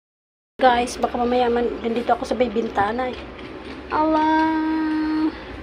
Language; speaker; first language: Filipino; native; Filipino